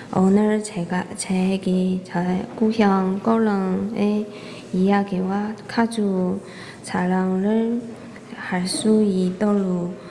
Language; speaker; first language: Korean; non-native, fluent; Chinese